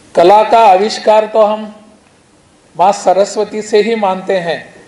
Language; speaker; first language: Hindi; non-native, local second language; Konkani